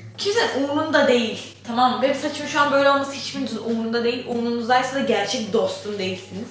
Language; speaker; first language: Turkish; native; Turkish